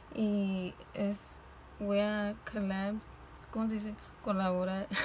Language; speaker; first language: Spanish; early bilingual, heritage; Spanish